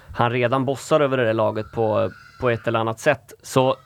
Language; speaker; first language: Swedish; native; Swedish